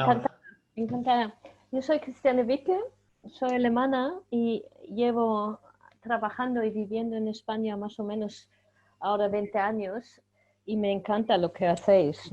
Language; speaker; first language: Spanish; non-native, fluent; German